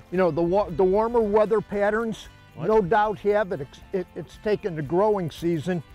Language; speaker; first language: English; native; English